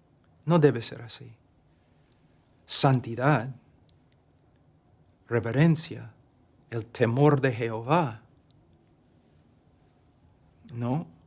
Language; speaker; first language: Spanish; non-native, fluent; English